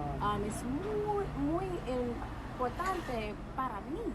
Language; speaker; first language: Spanish; non-native, learner; English